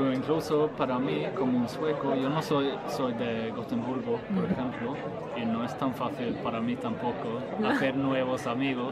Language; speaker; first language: Spanish; non-native, fluent; Swedish